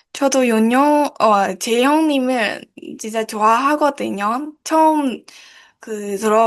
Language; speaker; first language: Korean; non-native, learner; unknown